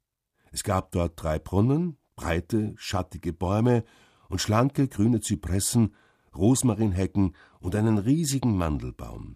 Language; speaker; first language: German; native; German